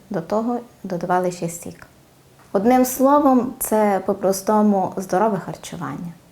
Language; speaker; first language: Ukrainian; native; Ukrainian